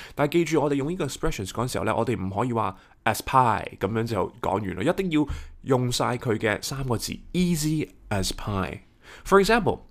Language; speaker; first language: Cantonese; early bilingual, heritage; Cantonese